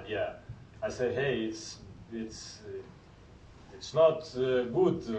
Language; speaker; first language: English; non-native, learner; Ukrainian